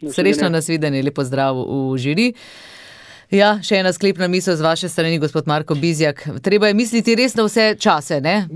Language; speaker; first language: Slovenian; native; Slovenian